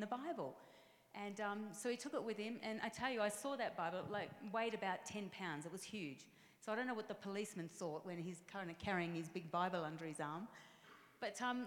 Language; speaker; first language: English; native; English